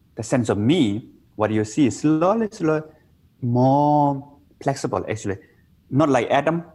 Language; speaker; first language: English; non-native, local second language; Tibetan